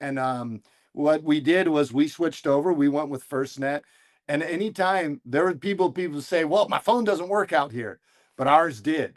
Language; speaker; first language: English; native; English